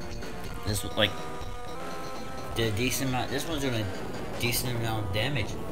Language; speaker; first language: English; native; English